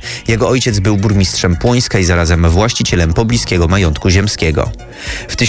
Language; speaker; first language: Polish; native; Polish